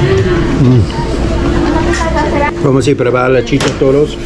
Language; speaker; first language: Spanish; non-native, learner; English